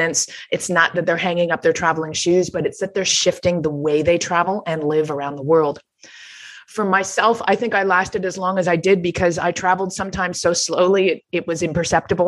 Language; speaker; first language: English; native; English